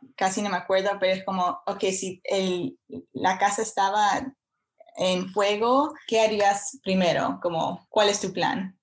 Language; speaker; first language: Spanish; early bilingual, heritage; Spanish